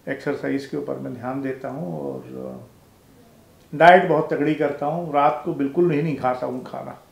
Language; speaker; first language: Hindi; native; Hindi